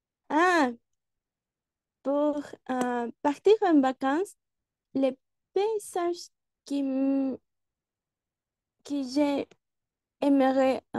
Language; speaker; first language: French; non-native, learner; Spanish